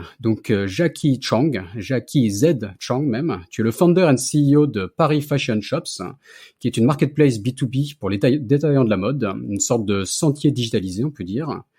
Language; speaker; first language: French; native; French